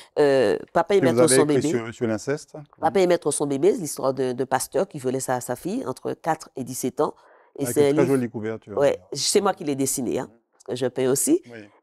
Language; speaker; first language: French; native; French